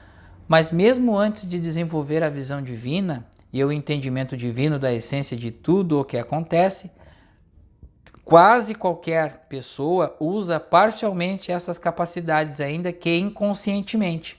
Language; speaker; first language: Portuguese; native; Portuguese